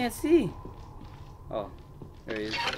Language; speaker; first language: English; native; English